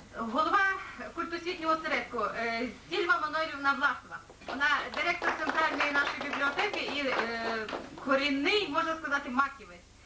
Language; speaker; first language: Ukrainian; native; Ukrainian